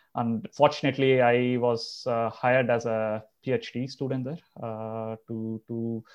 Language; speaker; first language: English; non-native, local second language; Telugu